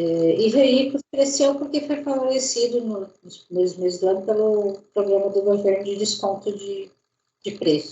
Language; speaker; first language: Portuguese; native; Portuguese